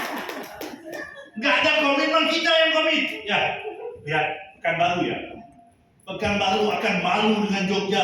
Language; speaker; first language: Indonesian; non-native, fluent; Tamil